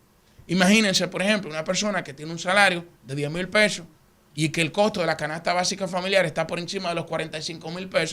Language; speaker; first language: Spanish; native; Spanish